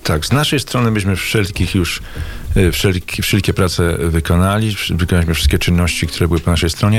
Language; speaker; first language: Polish; native; Polish